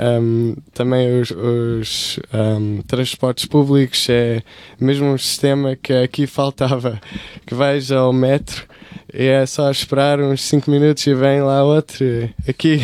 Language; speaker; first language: Portuguese; early bilingual, heritage; English